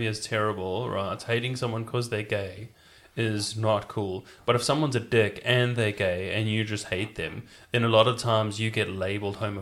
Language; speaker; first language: English; native; English